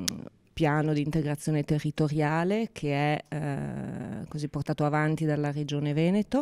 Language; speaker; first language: Italian; native; Italian